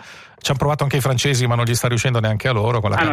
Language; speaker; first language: Italian; native; Italian